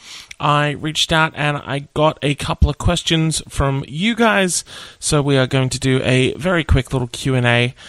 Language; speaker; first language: English; native; English